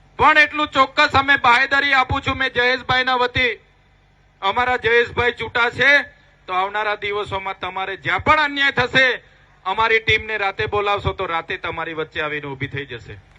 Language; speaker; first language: Gujarati; non-native, local second language; Vasavi